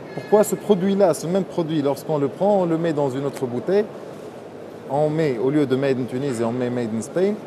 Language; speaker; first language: French; non-native, local second language; Arabic